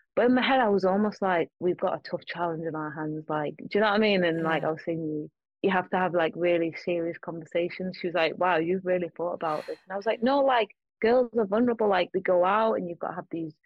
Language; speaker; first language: English; native; English